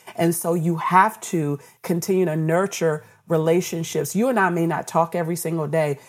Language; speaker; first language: English; native; English